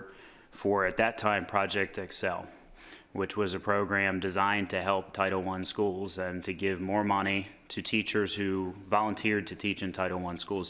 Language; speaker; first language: English; native; English